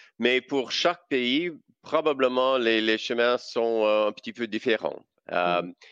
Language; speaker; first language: French; non-native, local second language; English